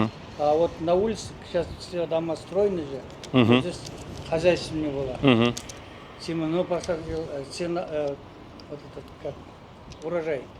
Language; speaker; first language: Russian; non-native, local second language; Kazakh